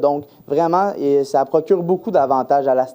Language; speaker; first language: French; native; French